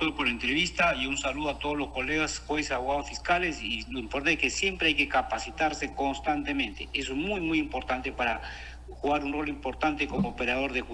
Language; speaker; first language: Spanish; native; Spanish